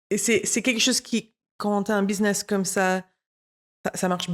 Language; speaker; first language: French; non-native, fluent; English